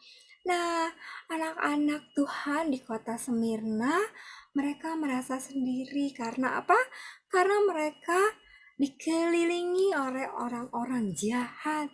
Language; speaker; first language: Indonesian; native; Indonesian